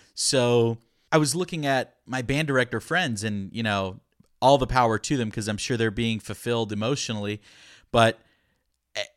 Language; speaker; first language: English; early bilingual, other home language; Spanish